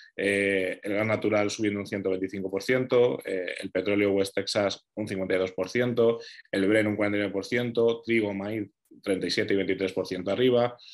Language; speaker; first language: Spanish; native; Spanish